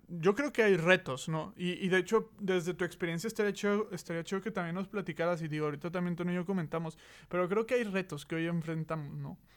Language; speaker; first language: Spanish; native; Spanish